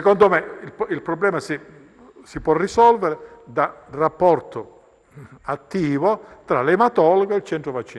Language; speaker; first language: Italian; native; Italian